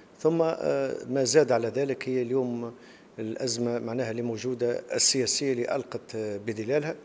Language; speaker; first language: Arabic; native; Arabic